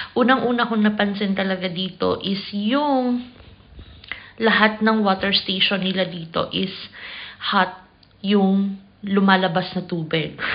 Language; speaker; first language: Filipino; non-native, local second language; Cebuano